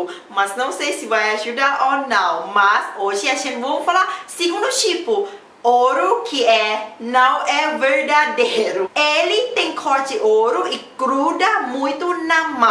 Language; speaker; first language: Portuguese; non-native, learner; Thai